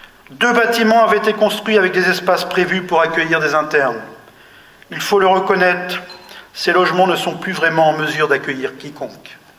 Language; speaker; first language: French; native; French